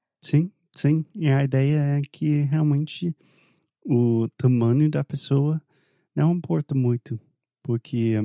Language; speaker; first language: Portuguese; non-native, fluent; English